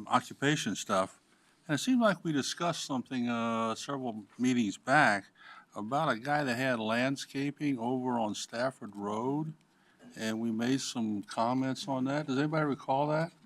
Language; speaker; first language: English; native; English